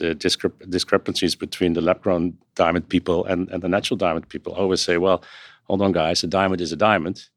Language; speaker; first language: English; non-native, fluent; Dutch